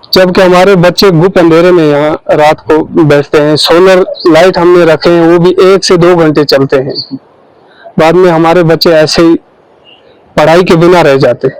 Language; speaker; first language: Urdu; non-native, local second language; Kashmiri